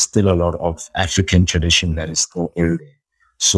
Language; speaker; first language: English; non-native, local second language; Xhosa